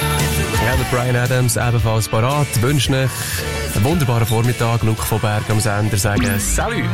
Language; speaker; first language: German; native; German